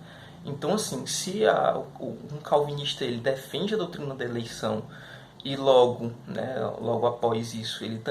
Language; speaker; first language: Portuguese; native; Portuguese